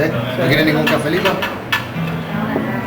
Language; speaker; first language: Spanish; native; Spanish